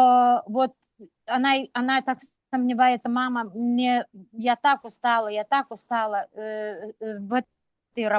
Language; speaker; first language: Russian; non-native, local second language; Lithuanian